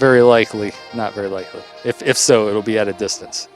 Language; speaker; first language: English; native; English